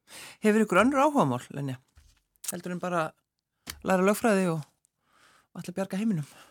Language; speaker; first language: Icelandic; native; Icelandic